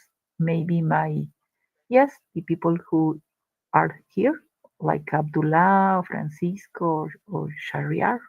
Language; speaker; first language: English; non-native, learner; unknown